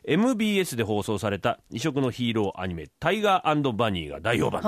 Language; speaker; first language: Japanese; native; Japanese